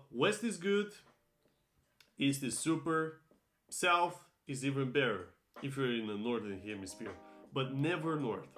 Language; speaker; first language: English; non-native, fluent; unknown